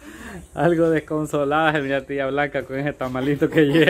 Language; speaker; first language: Spanish; native; Spanish